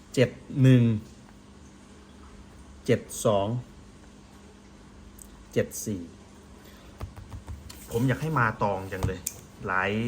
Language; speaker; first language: Thai; native; Thai